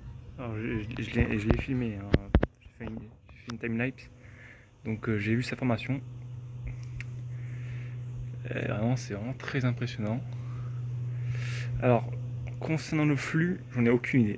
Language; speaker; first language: French; native; French